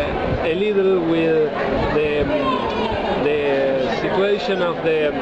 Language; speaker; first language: English; non-native, learner; Spanish